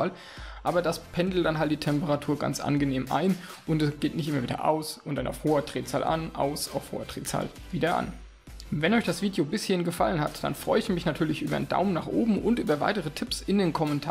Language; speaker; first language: German; native; German